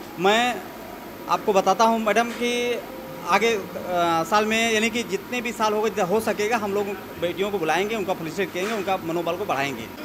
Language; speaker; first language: Hindi; native; Hindi